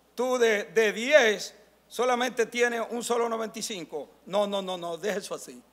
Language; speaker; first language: Spanish; native; Spanish